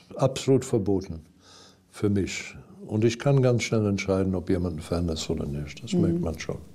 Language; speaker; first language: German; non-native, fluent; English